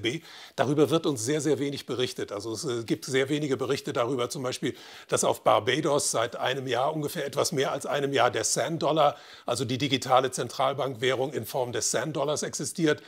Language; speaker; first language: German; native; German